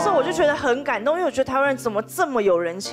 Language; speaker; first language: Chinese; native; Chinese